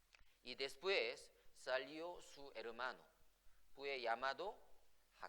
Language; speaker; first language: Spanish; non-native, fluent; Korean